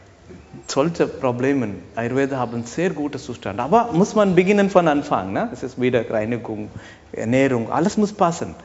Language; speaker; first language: German; non-native, learner; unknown